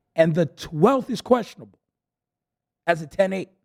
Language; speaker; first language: English; early bilingual, other home language; Spanish